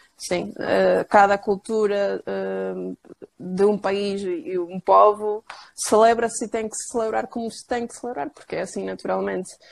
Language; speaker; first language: Portuguese; non-native, fluent; Spanish